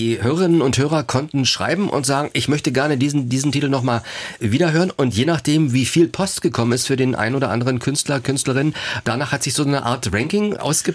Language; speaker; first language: German; native; German